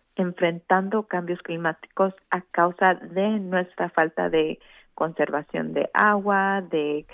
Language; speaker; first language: Spanish; native; Spanish